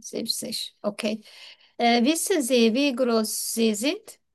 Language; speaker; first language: German; non-native, learner; Turkish